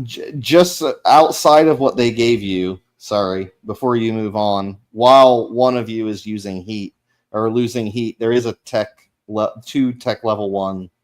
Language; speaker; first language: English; native; English